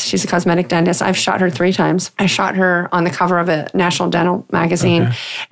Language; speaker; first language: English; native; English